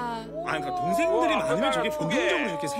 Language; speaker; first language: Korean; native; Korean